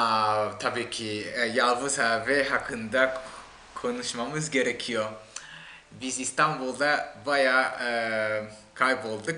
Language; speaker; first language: Turkish; non-native, fluent; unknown